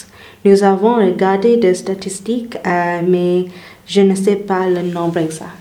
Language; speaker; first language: French; non-native, learner; English